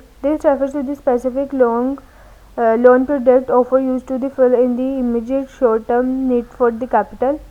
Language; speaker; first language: English; non-native, local second language; Urdu